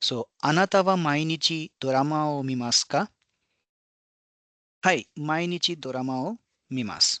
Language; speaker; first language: Japanese; non-native, fluent; Hindi